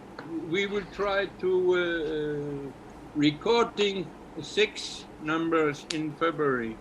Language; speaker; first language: English; non-native, learner; Icelandic